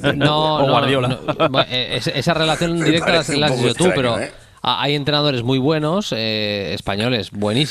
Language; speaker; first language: Spanish; native; Spanish